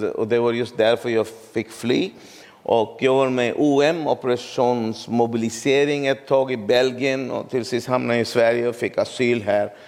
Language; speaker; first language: Swedish; non-native, fluent; Urdu